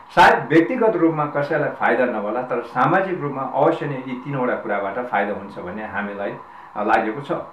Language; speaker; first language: Nepali; non-native, local second language; Sherpa